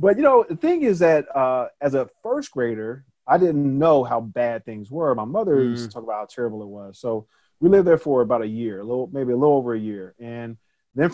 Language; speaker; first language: English; native; English